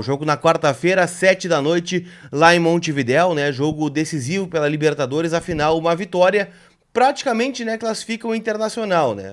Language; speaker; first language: Portuguese; native; Portuguese